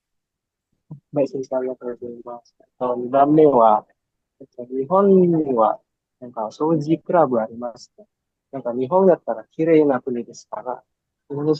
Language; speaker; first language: Japanese; non-native, learner; Indonesian